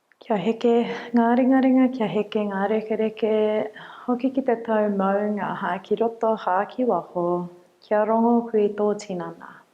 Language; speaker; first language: Māori; non-native, local second language; English